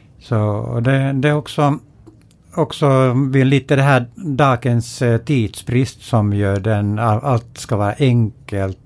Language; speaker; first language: Swedish; non-native, fluent; Finnish